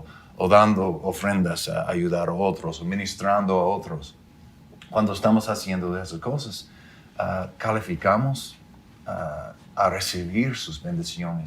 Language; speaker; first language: Spanish; non-native, fluent; English